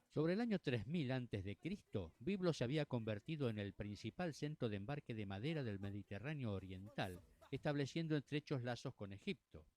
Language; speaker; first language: Spanish; native; Spanish